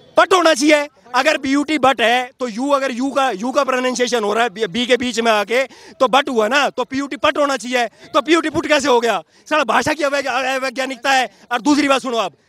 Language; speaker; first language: Hindi; native; Hindi